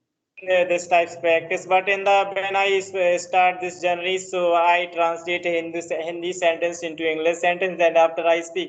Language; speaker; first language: English; non-native, learner; Hindi